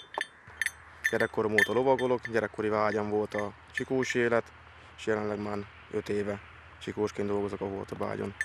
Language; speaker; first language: Hungarian; native; Hungarian